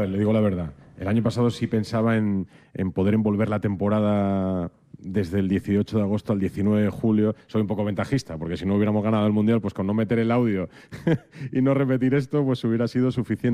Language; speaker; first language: Spanish; native; Spanish